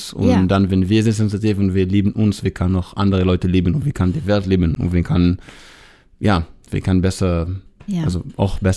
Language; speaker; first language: German; non-native, learner; Hebrew